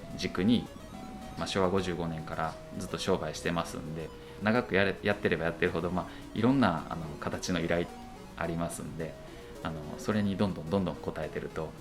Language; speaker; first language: Japanese; native; Japanese